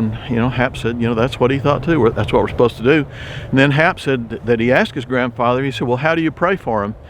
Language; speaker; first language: English; native; English